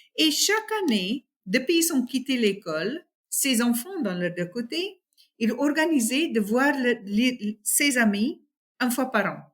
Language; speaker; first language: French; non-native, fluent; Afrikaans